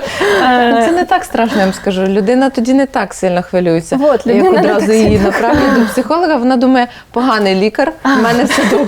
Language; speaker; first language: Ukrainian; native; Ukrainian